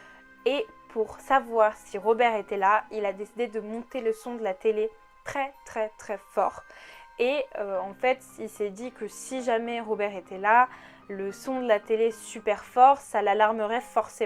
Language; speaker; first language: French; native; French